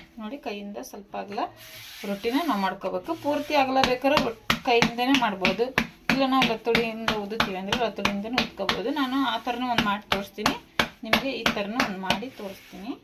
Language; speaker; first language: Kannada; native; Kannada